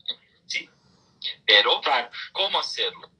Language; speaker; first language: Spanish; non-native, learner; Portuguese